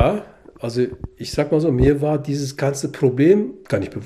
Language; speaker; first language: German; early bilingual, other home language; Turkish